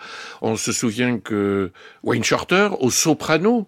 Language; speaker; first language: French; native; French